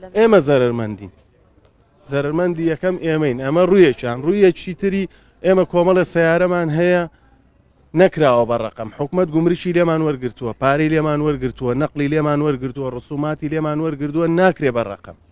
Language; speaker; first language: Central Kurdish; native; Central Kurdish